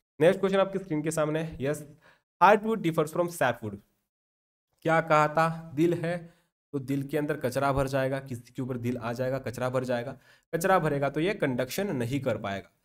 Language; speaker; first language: Hindi; non-native, local second language; Marathi